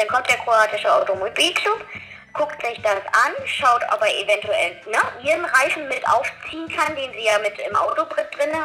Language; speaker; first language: German; native; German